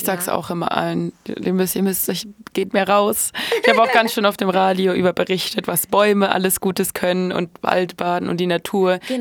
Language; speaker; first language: German; native; German